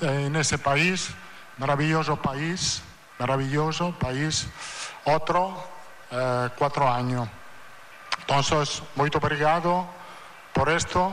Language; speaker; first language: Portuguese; non-native, learner; Italian